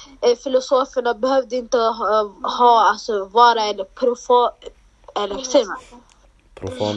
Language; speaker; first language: Swedish; non-native, local second language; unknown